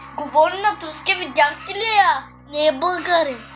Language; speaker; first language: Bulgarian; non-native, local second language; Turkish